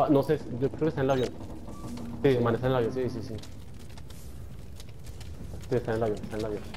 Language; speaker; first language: Spanish; native; Spanish